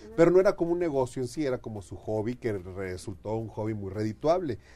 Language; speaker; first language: Spanish; native; Spanish